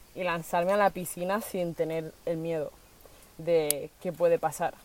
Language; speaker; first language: Spanish; native; Spanish